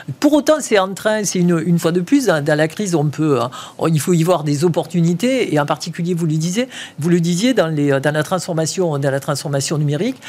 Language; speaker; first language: French; native; French